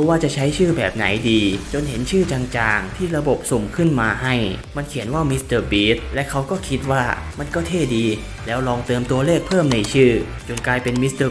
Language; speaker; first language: Thai; native; Thai